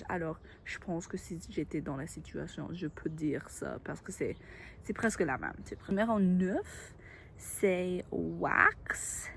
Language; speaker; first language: French; non-native, learner; English